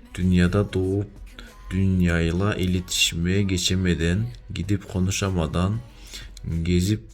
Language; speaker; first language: Turkish; non-native, learner; Kyrgyz